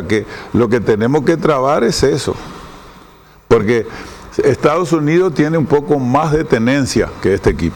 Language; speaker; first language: Spanish; native; Spanish